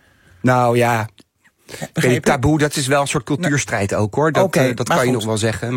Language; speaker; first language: Dutch; native; Dutch